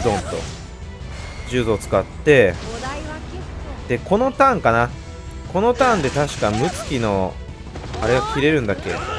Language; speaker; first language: Japanese; native; Japanese